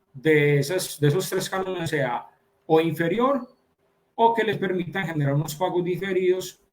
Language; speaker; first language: Spanish; native; Spanish